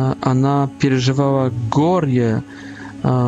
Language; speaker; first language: Polish; non-native, learner; Russian